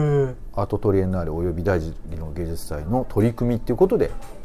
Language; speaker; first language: Japanese; native; Japanese